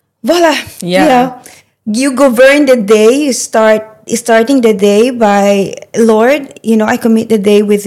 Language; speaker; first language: English; non-native, local second language; Filipino